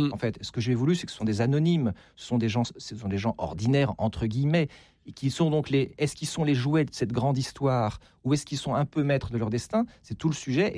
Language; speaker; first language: French; native; French